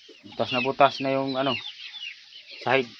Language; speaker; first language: Filipino; native; Filipino